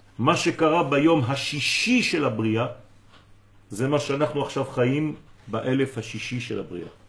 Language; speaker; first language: Hebrew; non-native, fluent; French